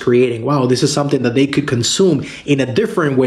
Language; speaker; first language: English; non-native, fluent; Spanish